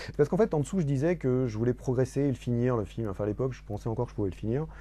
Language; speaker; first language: French; native; French